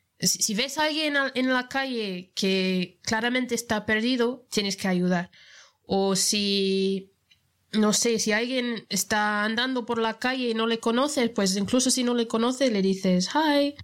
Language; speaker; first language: Spanish; non-native, fluent; English